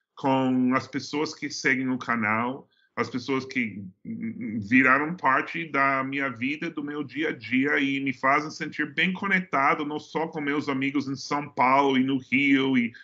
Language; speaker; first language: Portuguese; non-native, fluent; English